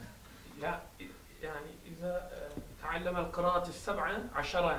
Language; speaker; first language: Arabic; non-native, learner; Turkish